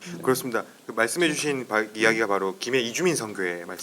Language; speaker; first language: Korean; native; Korean